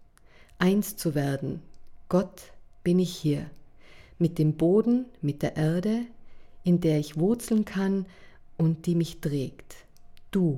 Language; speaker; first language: German; native; German